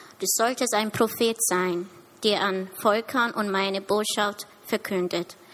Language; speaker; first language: German; early bilingual, other home language; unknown